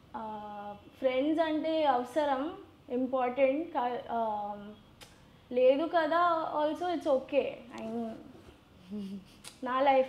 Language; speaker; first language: Telugu; non-native, learner; Gujarati